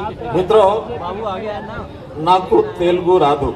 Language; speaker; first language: Telugu; non-native, learner; Hindi